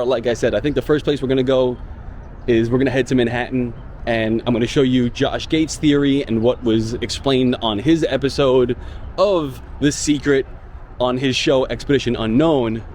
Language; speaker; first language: English; native; English